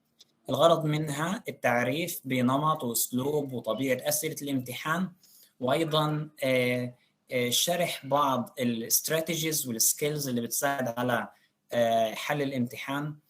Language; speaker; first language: Arabic; native; Arabic